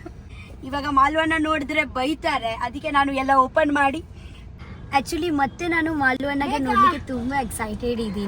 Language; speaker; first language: Kannada; non-native, local second language; Tulu